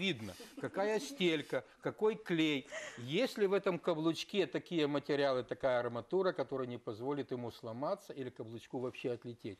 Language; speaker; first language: Russian; native; Russian